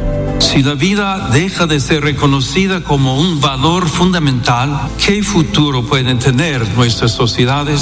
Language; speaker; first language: Spanish; non-native, fluent; English